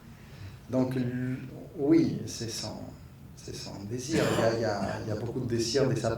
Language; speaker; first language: French; non-native, fluent; Spanish